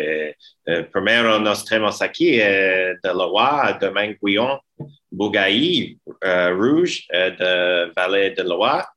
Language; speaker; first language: Portuguese; non-native, learner; English